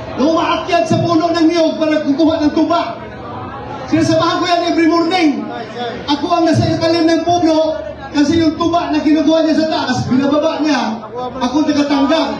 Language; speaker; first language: Filipino; non-native, local second language; Cebuano